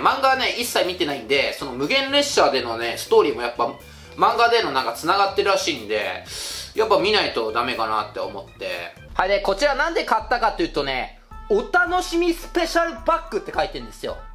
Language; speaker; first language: Japanese; native; Japanese